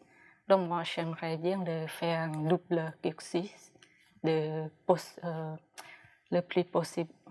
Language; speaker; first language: French; non-native, fluent; Khmer